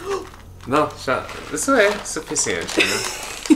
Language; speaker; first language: Portuguese; non-native, fluent; English